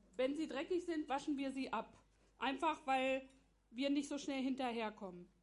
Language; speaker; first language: German; native; German